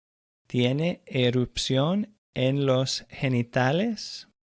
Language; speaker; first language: Spanish; non-native, fluent; English